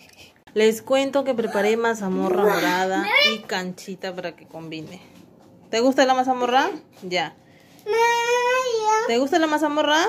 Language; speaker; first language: Spanish; native; Spanish